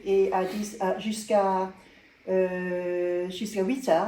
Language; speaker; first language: French; non-native, learner; English